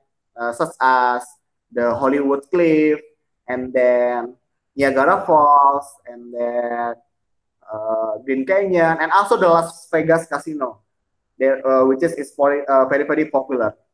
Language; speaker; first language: English; non-native, learner; Indonesian